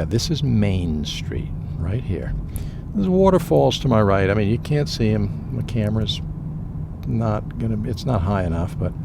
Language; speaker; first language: English; native; English